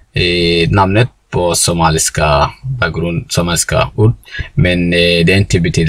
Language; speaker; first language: Swedish; non-native, learner; Somali